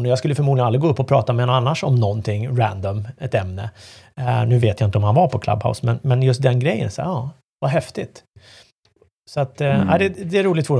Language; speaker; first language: Swedish; native; Swedish